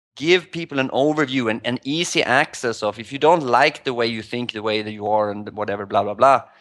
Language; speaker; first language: English; non-native, fluent; Swedish